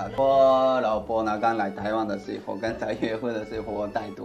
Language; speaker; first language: Chinese; non-native, fluent; Japanese